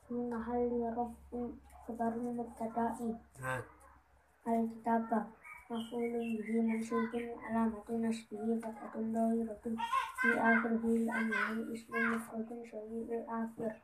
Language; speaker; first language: Arabic; non-native, learner; Javanese